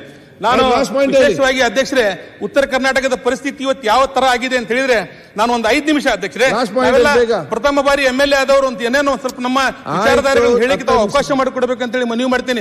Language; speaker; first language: Kannada; non-native, local second language; Urdu